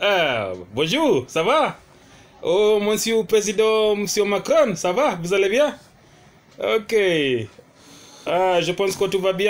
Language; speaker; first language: French; non-native, learner; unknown